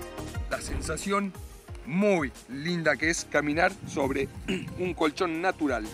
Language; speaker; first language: Spanish; native; Spanish